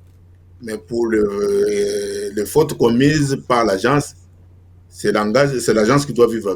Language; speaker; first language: French; non-native, local second language; Lingala